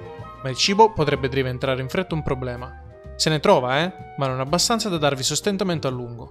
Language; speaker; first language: Italian; native; Italian